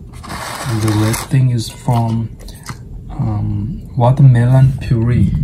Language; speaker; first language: English; non-native, local second language; Thai